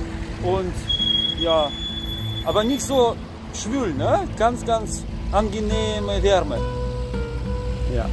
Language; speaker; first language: German; non-native, fluent; Russian